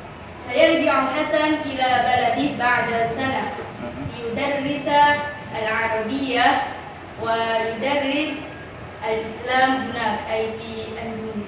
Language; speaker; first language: Arabic; non-native, learner; Indonesian